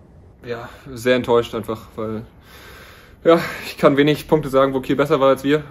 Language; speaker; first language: German; native; German